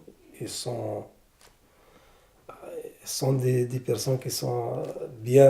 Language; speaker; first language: French; non-native, learner; Arabic